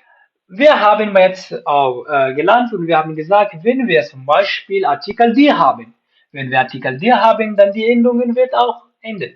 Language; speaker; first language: German; non-native, fluent; Pashto